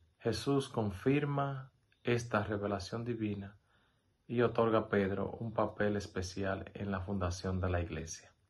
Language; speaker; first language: Spanish; native; Spanish